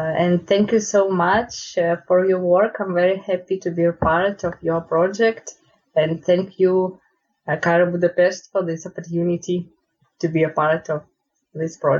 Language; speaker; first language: English; non-native, learner; Russian